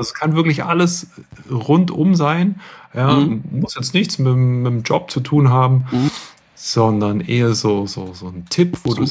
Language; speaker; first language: German; native; German